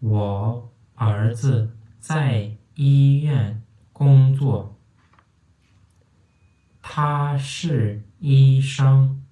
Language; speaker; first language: Chinese; non-native, fluent; Turkmen